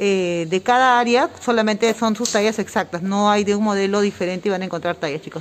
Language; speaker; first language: Spanish; native; Spanish